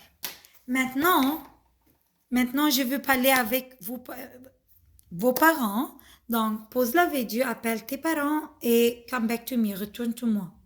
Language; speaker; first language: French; non-native, fluent; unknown